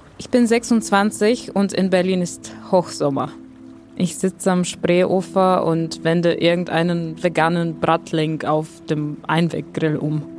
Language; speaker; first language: German; non-native, fluent; Bulgarian